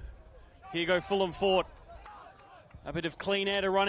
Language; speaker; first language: English; native; English